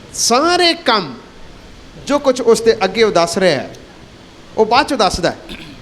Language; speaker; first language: Hindi; non-native, local second language; Punjabi